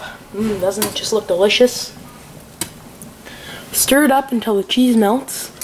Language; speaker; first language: English; native; English